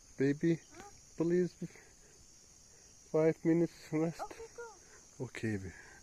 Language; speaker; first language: English; non-native, learner; Turkish